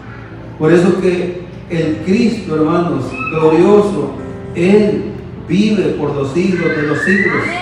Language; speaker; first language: Spanish; native; Spanish